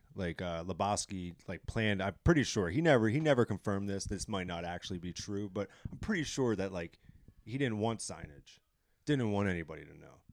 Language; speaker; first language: English; native; English